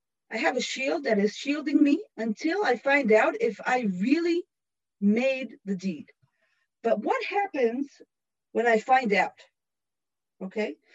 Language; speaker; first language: English; non-native, fluent; Hebrew